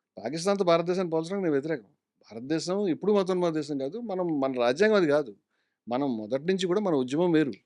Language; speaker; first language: Telugu; native; Telugu